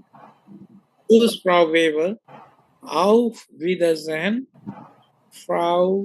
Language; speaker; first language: German; non-native, learner; Bangla